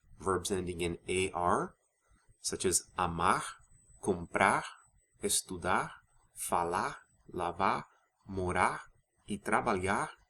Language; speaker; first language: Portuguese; non-native, fluent; English